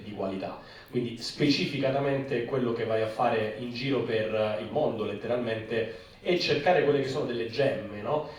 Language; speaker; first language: Italian; native; Italian